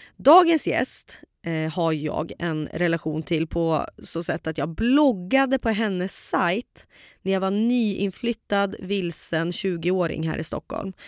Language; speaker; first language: Swedish; native; Swedish